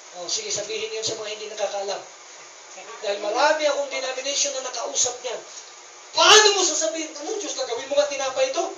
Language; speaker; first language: Filipino; non-native, local second language; Cebuano